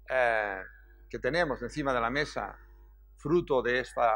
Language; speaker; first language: Spanish; native; Spanish